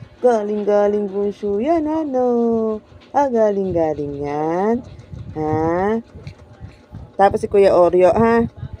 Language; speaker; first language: Filipino; non-native, local second language; Cebuano